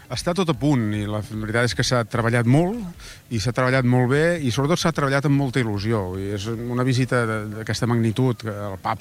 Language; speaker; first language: Catalan; native; Catalan